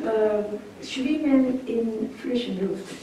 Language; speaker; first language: German; non-native, learner; Korean